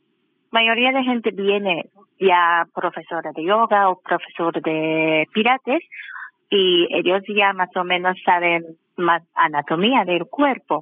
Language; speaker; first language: Spanish; non-native, learner; Japanese